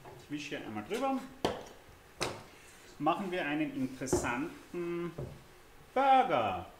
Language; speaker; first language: German; native; German